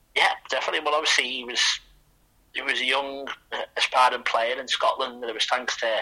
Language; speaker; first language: English; native; English